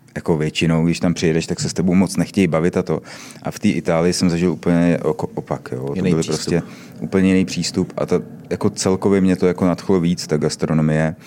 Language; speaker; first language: Czech; native; Czech